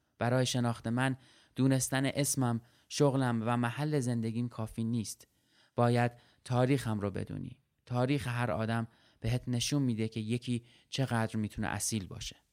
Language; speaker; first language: Persian; early bilingual, other home language; Arabic